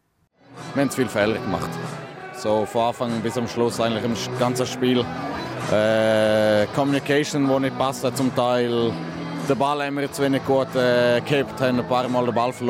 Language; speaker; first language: German; native; German